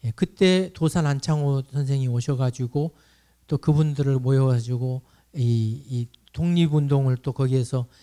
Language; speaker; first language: Korean; native; Korean